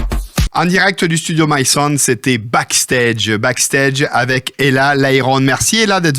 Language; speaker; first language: French; native; French